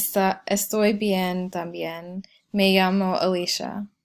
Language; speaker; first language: Spanish; non-native, learner; English